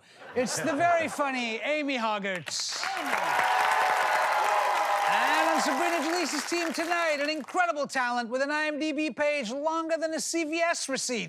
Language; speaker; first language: English; native; English